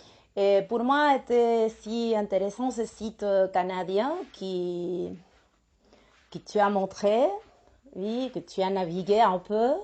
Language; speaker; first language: French; non-native, fluent; Spanish